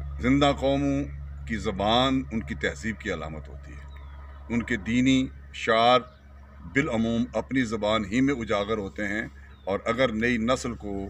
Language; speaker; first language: Urdu; non-native, local second language; Pahari-Potwari